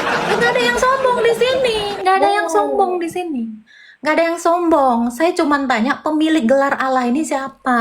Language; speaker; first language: Indonesian; native; Indonesian